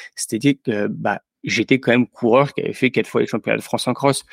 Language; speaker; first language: French; native; French